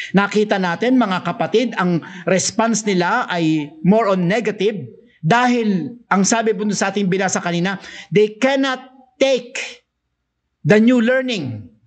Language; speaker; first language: Filipino; non-native, local second language; Cebuano